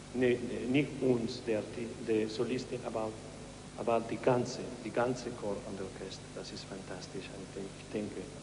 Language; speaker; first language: German; non-native, learner; Spanish